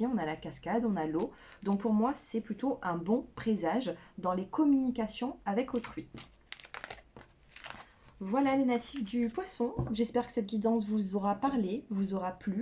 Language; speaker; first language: French; native; French